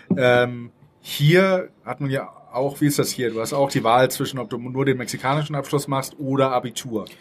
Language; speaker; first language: German; native; German